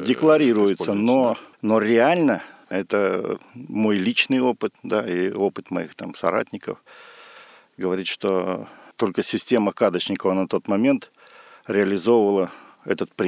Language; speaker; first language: Russian; native; Russian